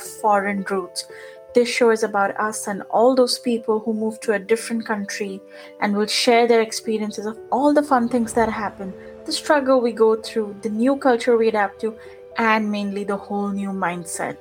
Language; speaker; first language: English; non-native, local second language; Punjabi